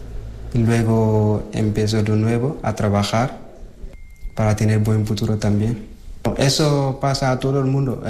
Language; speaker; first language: Spanish; non-native, learner; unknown